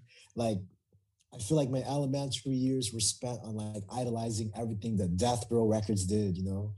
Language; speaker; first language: English; early bilingual, other home language; Filipino